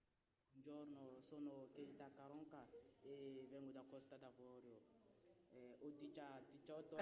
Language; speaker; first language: Italian; non-native, learner; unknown